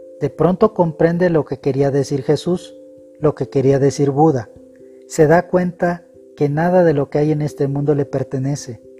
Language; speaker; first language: Spanish; native; Spanish